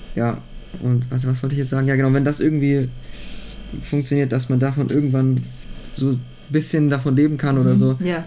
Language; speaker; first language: German; native; German